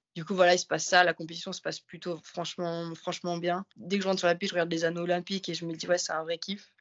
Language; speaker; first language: French; native; French